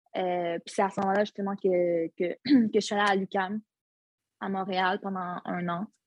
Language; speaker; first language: French; early bilingual, other home language; Arabic